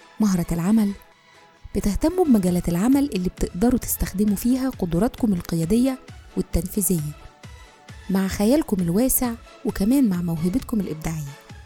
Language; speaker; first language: Arabic; native; Arabic